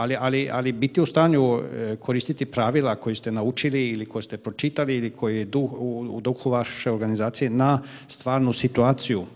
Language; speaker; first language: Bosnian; non-native, fluent; Swedish